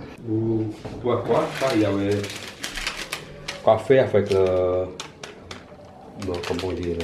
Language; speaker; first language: French; non-native, learner; Javanese